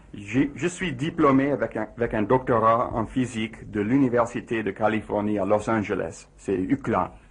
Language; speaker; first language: French; non-native, fluent; English